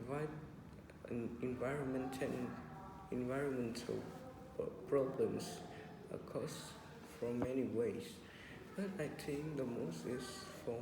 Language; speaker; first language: English; non-native, learner; Vietnamese